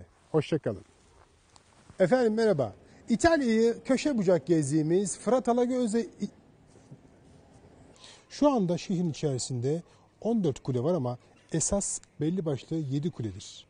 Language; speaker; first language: Turkish; native; Turkish